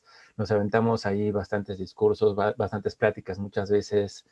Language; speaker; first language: Spanish; native; Spanish